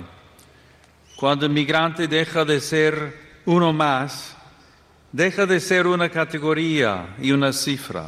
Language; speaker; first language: Spanish; non-native, fluent; English